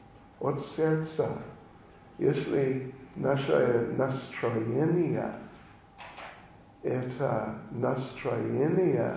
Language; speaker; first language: Russian; non-native, learner; English